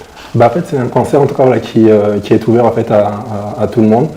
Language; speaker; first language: French; native; French